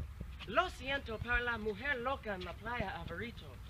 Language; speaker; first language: Spanish; non-native, learner; English